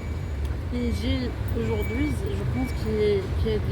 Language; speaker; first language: French; non-native, fluent; Arabic